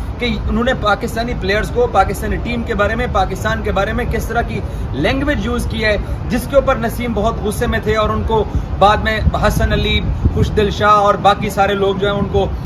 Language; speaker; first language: Urdu; native; Urdu